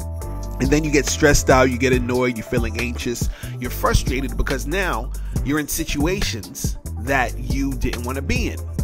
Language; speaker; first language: English; native; English